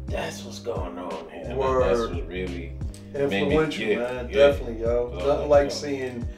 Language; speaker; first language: English; native; English